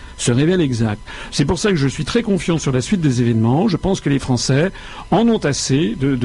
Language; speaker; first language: French; native; French